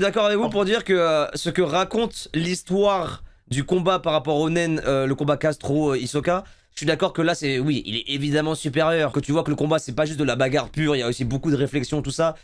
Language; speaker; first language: French; native; French